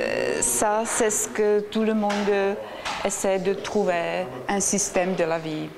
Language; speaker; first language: French; non-native, learner; Czech